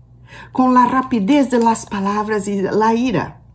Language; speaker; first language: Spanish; non-native, learner; Portuguese